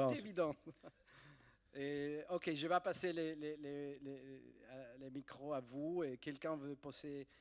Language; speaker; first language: French; non-native, fluent; Spanish